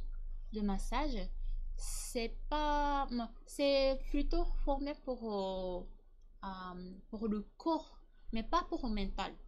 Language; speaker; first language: French; non-native, learner; Japanese